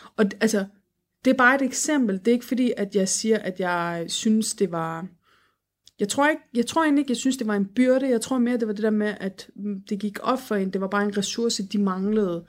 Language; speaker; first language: Danish; early bilingual, other home language; Turkish